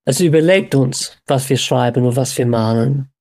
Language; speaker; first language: German; non-native, fluent; English